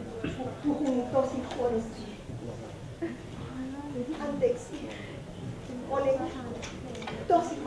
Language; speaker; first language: Finnish; non-native, learner; Spanish